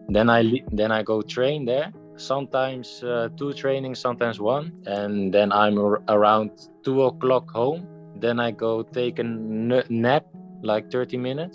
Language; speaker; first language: English; non-native, fluent; Dutch